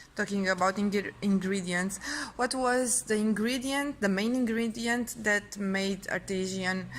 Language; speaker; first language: English; non-native, fluent; Romanian